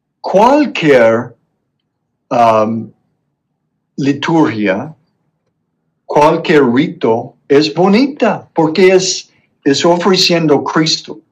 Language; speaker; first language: Spanish; non-native, fluent; English